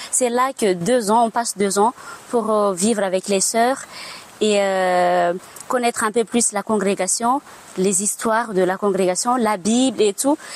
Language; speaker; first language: French; non-native, local second language; Malagasy